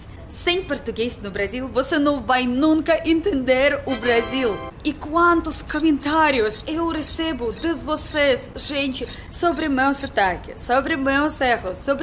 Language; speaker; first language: Portuguese; non-native, learner; Russian